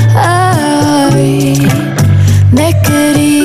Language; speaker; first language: Spanish; native; Spanish